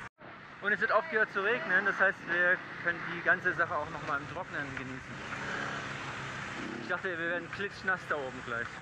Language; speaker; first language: German; native; German